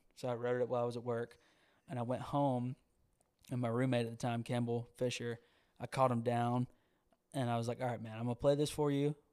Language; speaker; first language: English; native; English